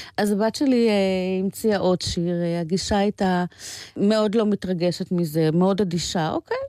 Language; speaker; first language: Hebrew; native; Hebrew